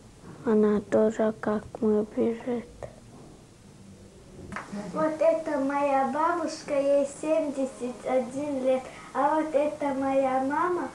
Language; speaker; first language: Russian; non-native, local second language; Chechen